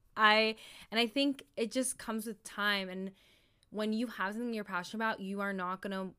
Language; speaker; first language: English; early bilingual, other home language; Somali